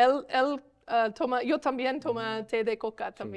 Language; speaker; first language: Spanish; non-native, learner; English